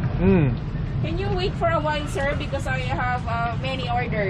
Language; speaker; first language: English; non-native, learner; Filipino